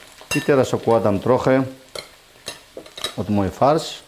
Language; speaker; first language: Polish; non-native, learner; Greek